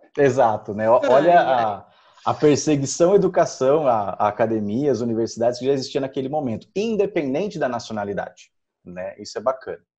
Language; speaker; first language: Portuguese; early bilingual, other home language; Spanish